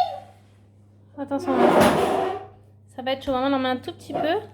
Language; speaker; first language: French; native; French